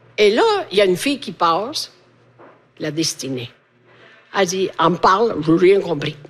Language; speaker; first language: French; non-native, fluent; Italian